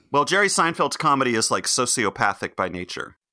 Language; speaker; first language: English; native; English